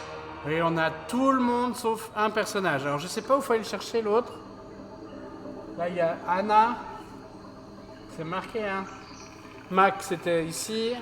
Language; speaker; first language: French; native; French